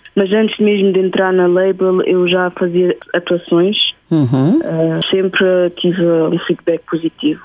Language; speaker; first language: Portuguese; early bilingual, heritage; Portuguese